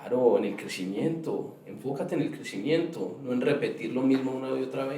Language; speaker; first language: Spanish; native; Spanish